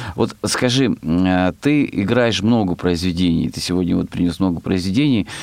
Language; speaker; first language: Russian; native; Russian